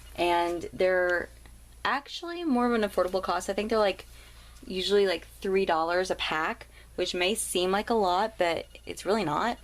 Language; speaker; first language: English; native; English